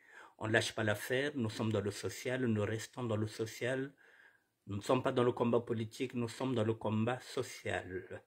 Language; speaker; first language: French; non-native, local second language; Lingala